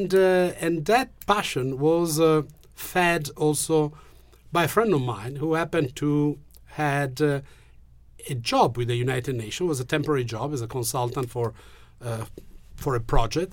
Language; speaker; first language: English; non-native, fluent; Italian